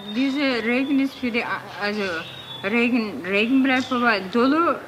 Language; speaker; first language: German; non-native, fluent; Turkish